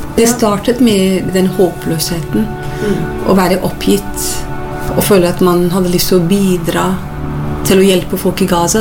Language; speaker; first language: Norwegian; non-native, fluent; English